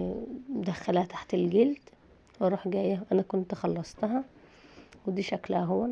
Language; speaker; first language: Arabic; native; Arabic